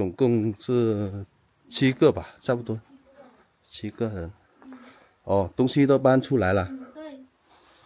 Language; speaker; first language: Chinese; non-native, learner; Vietnamese